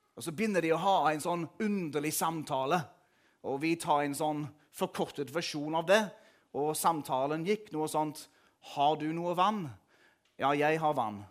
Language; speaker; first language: Norwegian; non-native, fluent; English